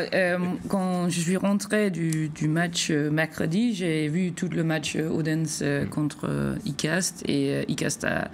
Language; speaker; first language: French; non-native, fluent; Danish